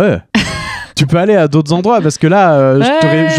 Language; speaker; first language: French; native; French